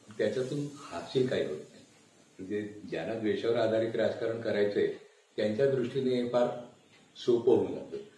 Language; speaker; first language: Marathi; non-native, local second language; Gujarati